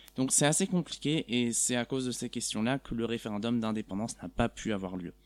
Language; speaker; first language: French; non-native, fluent; German